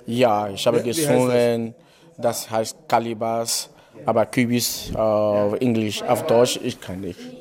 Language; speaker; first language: German; non-native, learner; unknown